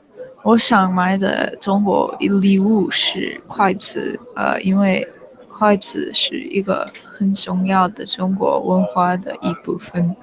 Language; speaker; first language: Chinese; non-native, learner; English